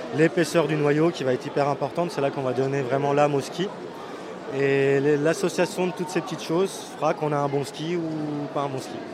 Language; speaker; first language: French; native; French